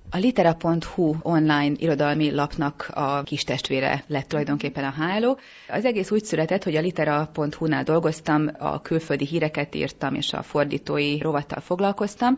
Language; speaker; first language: Hungarian; native; Hungarian